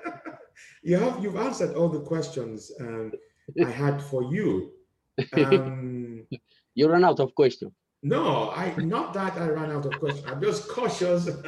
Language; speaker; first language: English; non-native, fluent; Italian